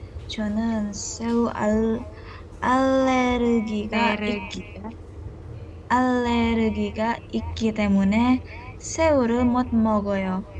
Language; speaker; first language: Korean; non-native, learner; Indonesian